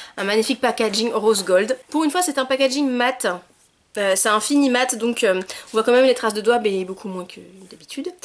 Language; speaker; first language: French; native; French